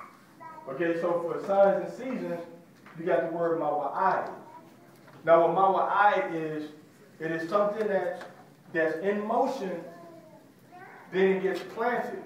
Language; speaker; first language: English; native; English